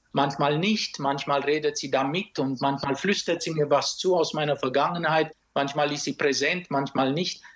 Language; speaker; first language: German; early bilingual, other home language; Romanian